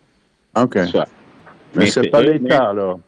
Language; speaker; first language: French; non-native, fluent; Dutch